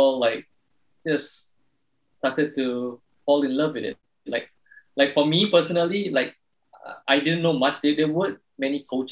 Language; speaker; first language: English; non-native, local second language; Malay